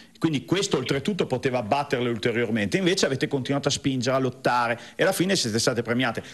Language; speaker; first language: Italian; native; Italian